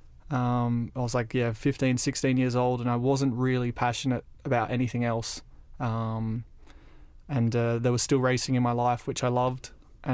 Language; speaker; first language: English; native; English